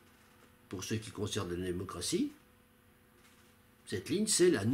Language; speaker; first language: French; native; French